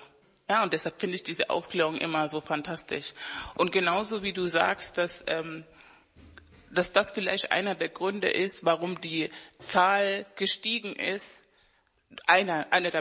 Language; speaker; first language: German; non-native, fluent; Spanish